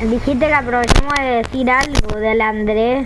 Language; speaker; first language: Spanish; native; Spanish